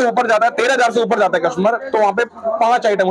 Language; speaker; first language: Hindi; native; Hindi